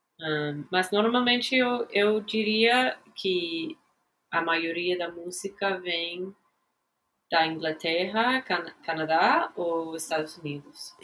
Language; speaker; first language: Portuguese; non-native, fluent; English